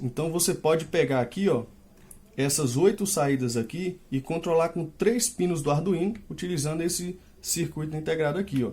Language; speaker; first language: Portuguese; native; Portuguese